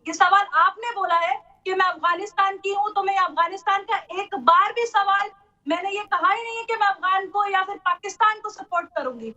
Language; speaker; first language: Hindi; native; Hindi